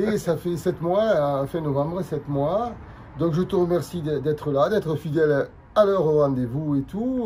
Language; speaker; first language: French; native; French